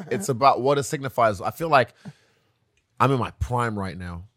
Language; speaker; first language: English; non-native, local second language; Yoruba